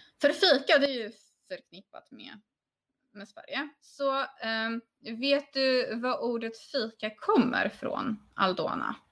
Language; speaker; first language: Swedish; non-native, fluent; Polish